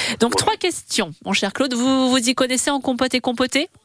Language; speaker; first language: French; native; French